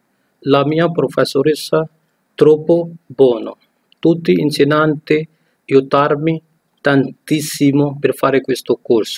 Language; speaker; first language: Italian; non-native, learner; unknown